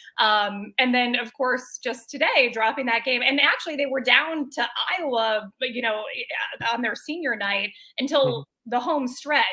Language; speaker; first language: English; native; English